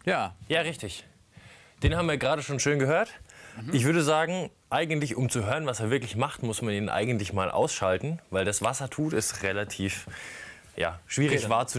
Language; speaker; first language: German; native; German